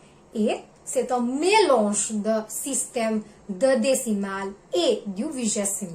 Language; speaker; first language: French; non-native, learner; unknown